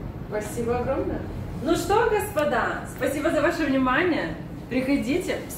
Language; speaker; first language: Russian; native; Russian